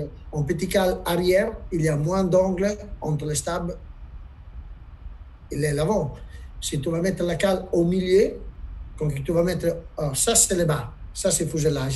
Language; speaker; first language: French; non-native, learner; Italian